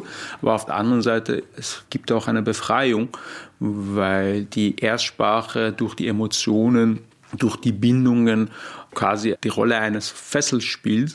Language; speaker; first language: German; non-native, fluent; Persian